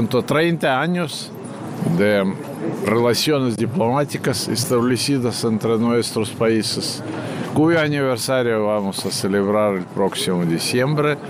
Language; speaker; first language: Spanish; non-native, fluent; Russian